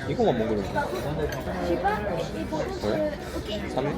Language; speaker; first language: Korean; non-native, fluent; Japanese